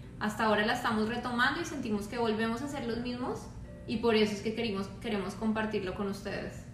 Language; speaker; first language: Spanish; native; Spanish